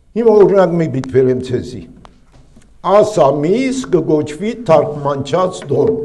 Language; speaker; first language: Armenian; native; Armenian